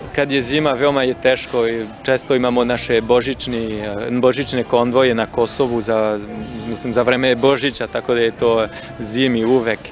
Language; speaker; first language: Serbian; non-native, fluent; French